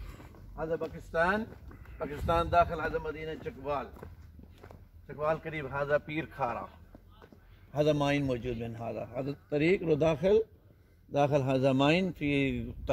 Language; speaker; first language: Arabic; non-native, learner; Punjabi